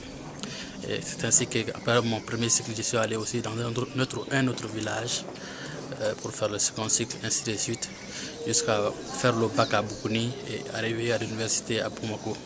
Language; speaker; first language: French; non-native, local second language; Bambara